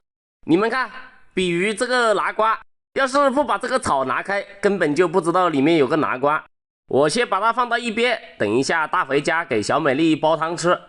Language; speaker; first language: Chinese; native; Chinese